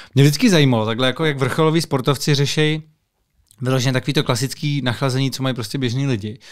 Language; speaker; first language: Czech; native; Czech